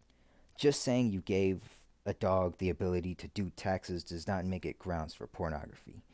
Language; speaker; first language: English; native; English